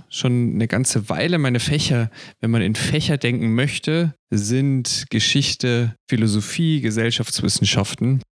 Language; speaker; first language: German; native; German